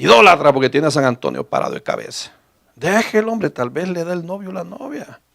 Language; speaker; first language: Spanish; native; Spanish